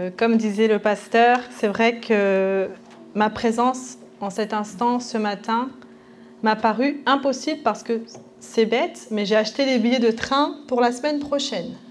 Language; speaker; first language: French; early bilingual, other home language; Spanish